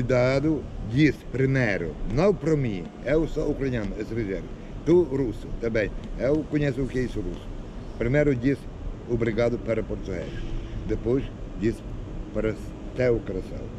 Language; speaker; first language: Portuguese; non-native, learner; Ukrainian